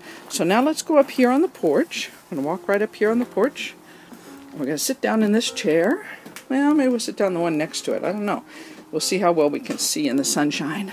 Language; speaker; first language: English; native; English